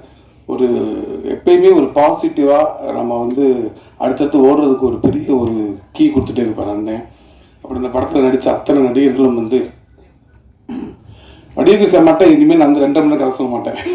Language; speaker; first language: Tamil; native; Tamil